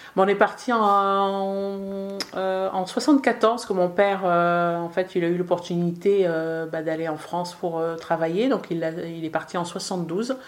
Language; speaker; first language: French; early bilingual, other home language; Arabic